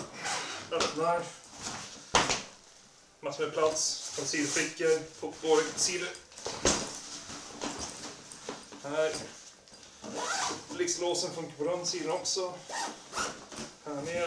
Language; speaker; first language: Swedish; non-native, local second language; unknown